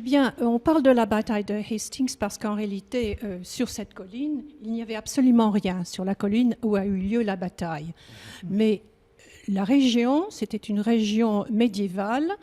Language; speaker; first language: French; native; French